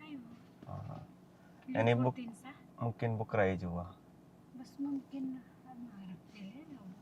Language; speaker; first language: Arabic; non-native, learner; Telugu